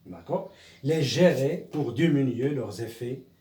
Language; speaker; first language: French; non-native, local second language; Arabic